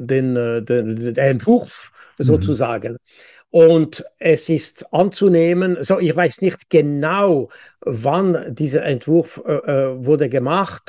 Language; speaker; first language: German; non-native, local second language; French